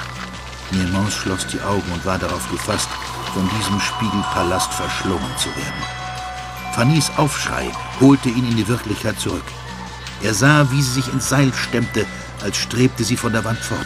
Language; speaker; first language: German; native; German